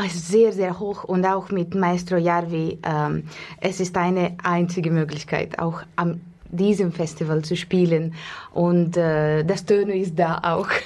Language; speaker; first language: German; non-native, learner; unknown